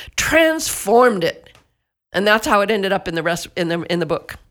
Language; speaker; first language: English; native; English